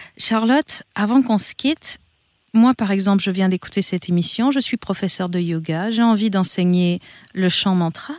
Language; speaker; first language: French; native; French